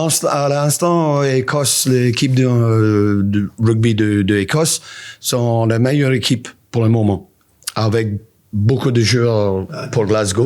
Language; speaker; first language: French; non-native, learner; English